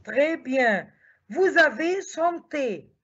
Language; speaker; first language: French; non-native, fluent; Arabic